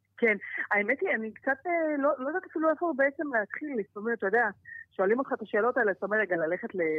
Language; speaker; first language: Hebrew; native; Hebrew